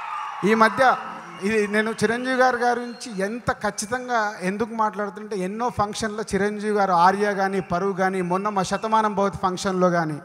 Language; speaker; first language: Telugu; native; Telugu